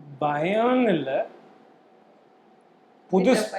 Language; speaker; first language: Tamil; non-native, fluent; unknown